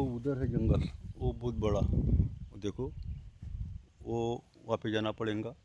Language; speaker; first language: Hindi; non-native, local second language; Marathi